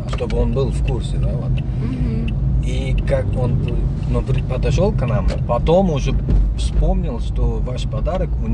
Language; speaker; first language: Russian; non-native, local second language; Uzbek